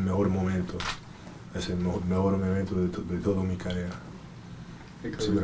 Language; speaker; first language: Spanish; non-native, learner; English